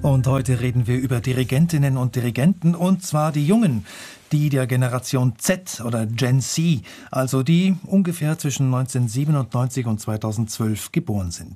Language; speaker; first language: German; native; German